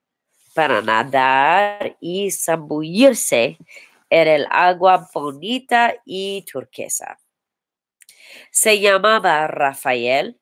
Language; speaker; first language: Spanish; non-native, learner; English